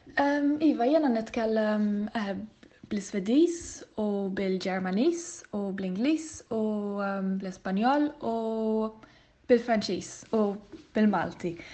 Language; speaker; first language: Maltese; non-native, fluent; Swedish